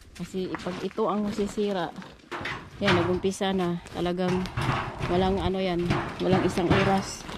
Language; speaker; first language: Filipino; non-native, local second language; Cebuano